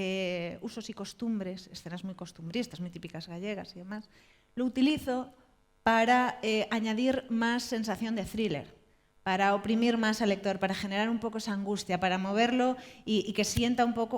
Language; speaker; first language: Spanish; native; Spanish